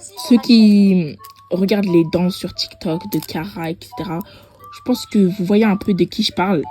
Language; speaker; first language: French; native; French